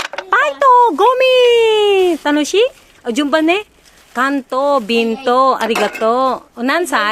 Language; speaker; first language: Japanese; non-native, fluent; Filipino